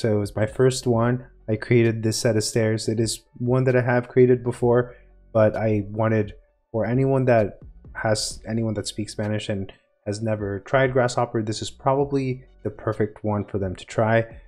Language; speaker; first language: English; native; English